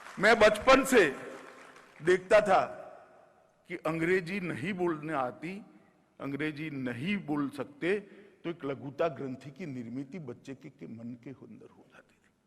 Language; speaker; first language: Hindi; non-native, local second language; Gujarati